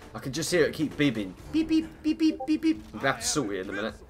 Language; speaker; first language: English; native; English